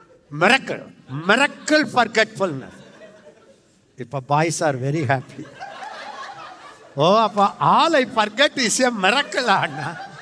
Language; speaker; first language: English; non-native, local second language; Tamil